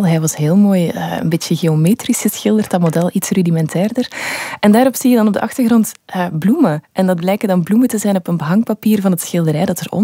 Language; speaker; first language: Dutch; native; Dutch